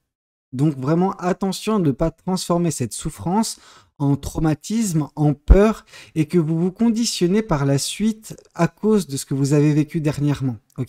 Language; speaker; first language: French; native; French